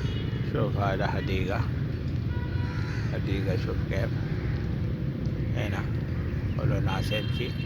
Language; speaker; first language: Arabic; non-native, learner; Urdu